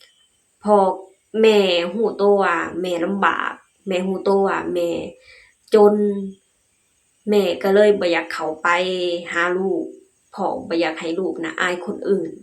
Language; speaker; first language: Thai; non-native, local second language; Lao